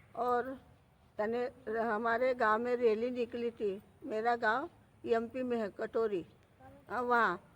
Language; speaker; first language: Hindi; non-native, local second language; Marathi